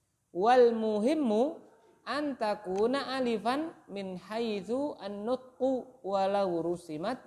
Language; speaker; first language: Arabic; non-native, fluent; Indonesian